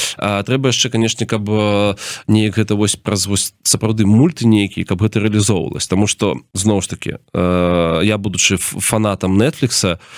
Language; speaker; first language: Belarusian; non-native, local second language; Russian